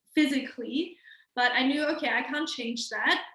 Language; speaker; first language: English; non-native, fluent; German